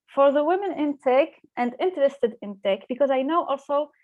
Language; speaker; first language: English; non-native, fluent; Arabic